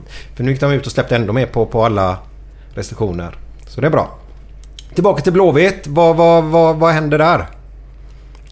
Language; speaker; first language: Swedish; native; Swedish